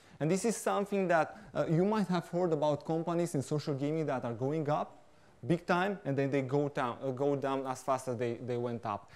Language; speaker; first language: English; non-native, fluent; Romanian